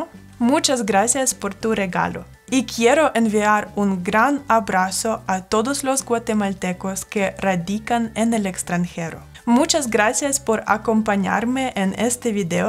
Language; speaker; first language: Spanish; non-native, fluent; Russian